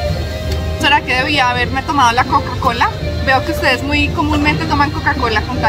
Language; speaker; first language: Spanish; native; Spanish